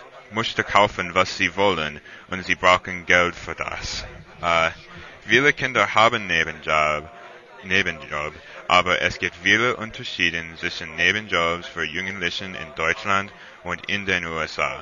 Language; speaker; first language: German; non-native, learner; English